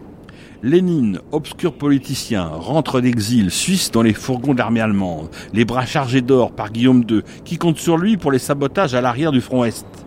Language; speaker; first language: French; native; French